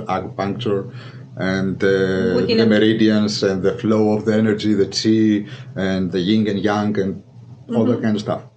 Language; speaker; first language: English; non-native, fluent; Greek